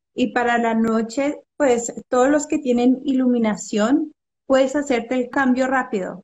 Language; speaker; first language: Spanish; early bilingual, other home language; English